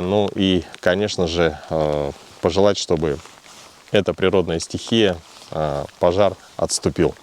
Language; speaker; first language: Russian; native; Russian